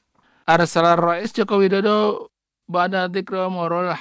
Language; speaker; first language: Arabic; non-native, fluent; Indonesian